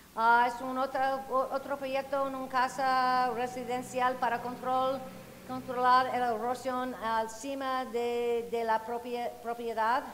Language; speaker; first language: Spanish; non-native, fluent; English